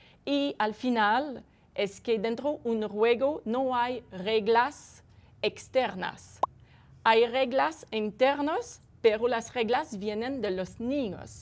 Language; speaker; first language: Spanish; non-native, fluent; French